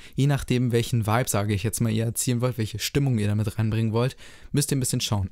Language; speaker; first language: German; native; German